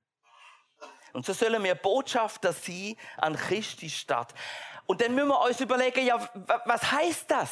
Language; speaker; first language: German; native; German